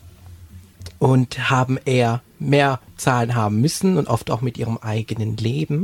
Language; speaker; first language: German; native; German